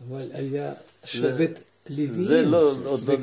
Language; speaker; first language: Hebrew; non-native, fluent; Russian